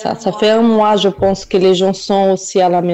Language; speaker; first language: French; non-native, fluent; Portuguese